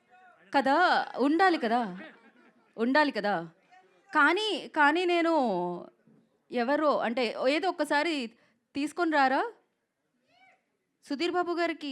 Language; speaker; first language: Telugu; native; Telugu